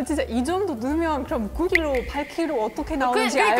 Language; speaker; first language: Korean; non-native, fluent; German